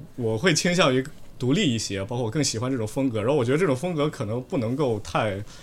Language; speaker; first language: Chinese; native; Chinese